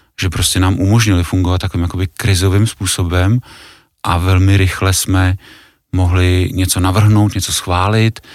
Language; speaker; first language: Czech; native; Czech